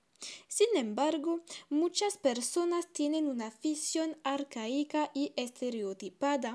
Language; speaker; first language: Spanish; non-native, learner; French